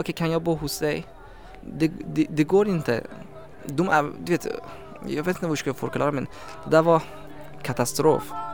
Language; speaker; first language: Swedish; non-native, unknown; Persian